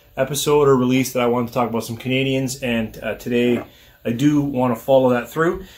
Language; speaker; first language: English; native; English